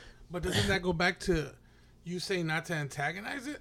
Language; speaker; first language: English; native; English